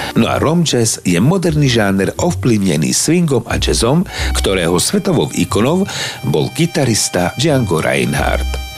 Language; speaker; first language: Slovak; native; Slovak